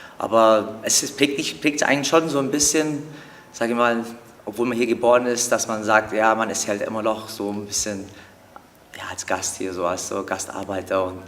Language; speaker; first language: German; early bilingual, other home language; Turkish